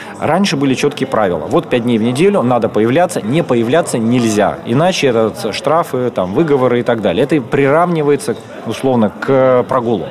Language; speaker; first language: Russian; native; Russian